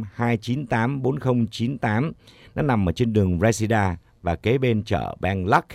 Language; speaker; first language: Vietnamese; native; Vietnamese